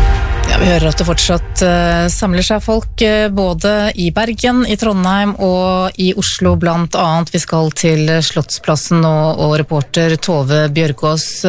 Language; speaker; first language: Norwegian; native; Norwegian